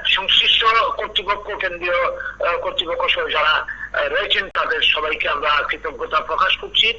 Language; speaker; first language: Bangla; native; Bangla